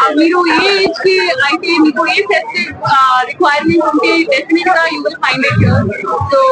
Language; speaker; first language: Telugu; non-native, learner; Hindi